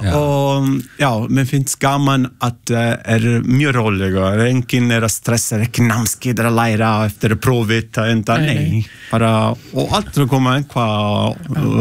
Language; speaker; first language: Icelandic; non-native, learner; Italian